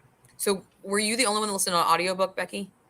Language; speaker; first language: English; native; English